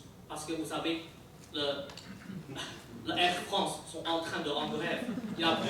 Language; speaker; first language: French; non-native, fluent; Chinese